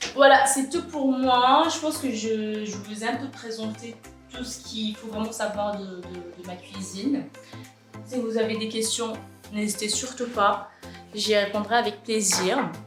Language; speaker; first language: French; early bilingual, other home language; Arabic